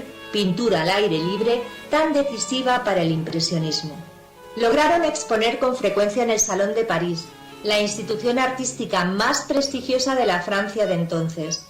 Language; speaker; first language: Spanish; native; Spanish